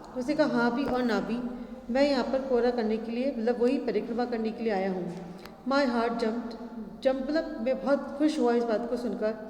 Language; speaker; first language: Hindi; native; Hindi